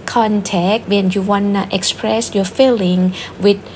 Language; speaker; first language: English; non-native, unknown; Thai